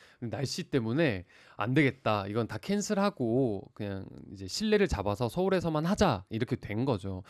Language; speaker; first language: Korean; native; Korean